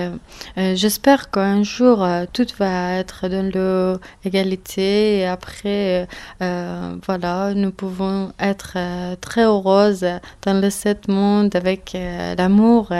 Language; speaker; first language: French; non-native, learner; Persian